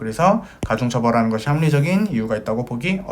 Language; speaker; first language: Korean; native; Korean